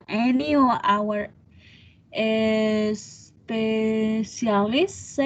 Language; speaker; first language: English; non-native, learner; Spanish